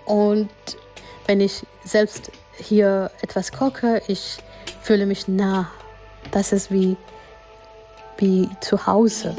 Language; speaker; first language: German; non-native, learner; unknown